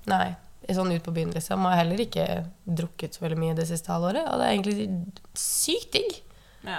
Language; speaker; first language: Norwegian; native; Norwegian